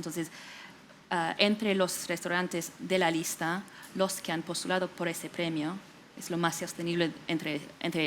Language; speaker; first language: Spanish; non-native, fluent; English